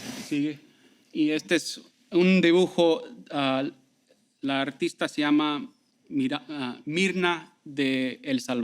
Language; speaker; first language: Spanish; early bilingual, heritage; Spanish